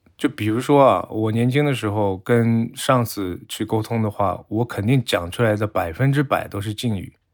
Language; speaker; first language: Chinese; non-native, fluent; Japanese